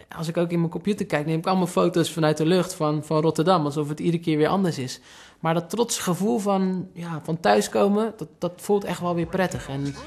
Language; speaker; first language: Dutch; native; Dutch